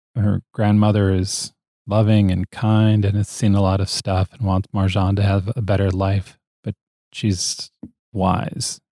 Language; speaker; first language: English; native; English